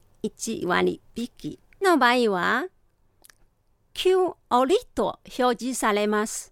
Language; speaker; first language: Japanese; non-native, fluent; Chinese